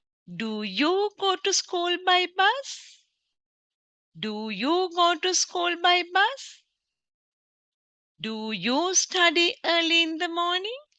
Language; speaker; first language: English; non-native, local second language; Sinhala